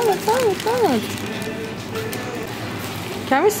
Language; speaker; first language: English; non-native, fluent; Turkish